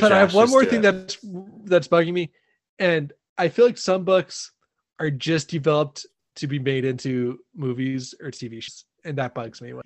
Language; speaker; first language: English; native; English